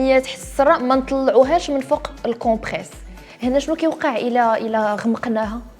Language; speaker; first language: Arabic; native; Arabic